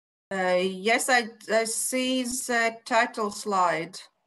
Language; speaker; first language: English; non-native, fluent; Latvian